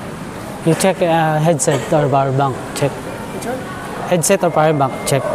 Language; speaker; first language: English; non-native, learner; Filipino